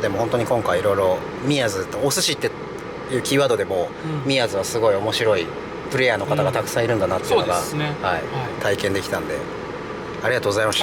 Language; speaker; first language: Japanese; native; Japanese